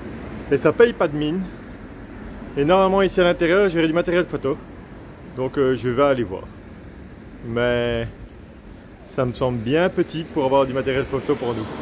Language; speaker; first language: French; native; French